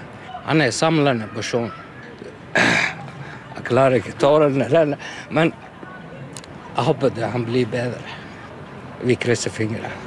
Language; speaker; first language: Norwegian; non-native, learner; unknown